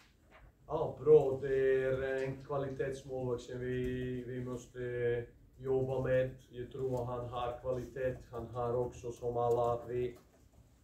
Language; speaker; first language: Swedish; non-native, fluent; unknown